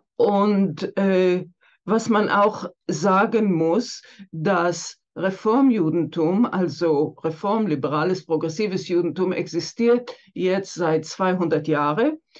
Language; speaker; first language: German; non-native, fluent; Hebrew